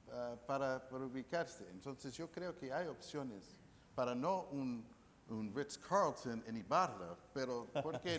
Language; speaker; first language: Spanish; non-native, fluent; English